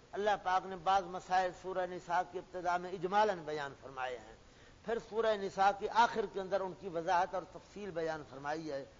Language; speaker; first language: Urdu; non-native, local second language; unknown